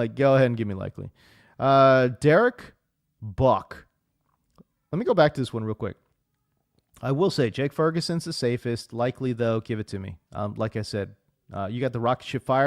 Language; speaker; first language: English; native; English